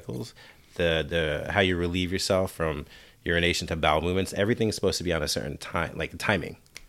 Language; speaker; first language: English; native; English